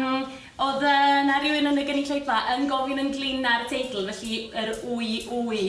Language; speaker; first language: Welsh; non-native, fluent; Spanish